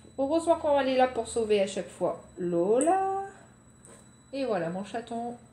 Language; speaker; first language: French; native; French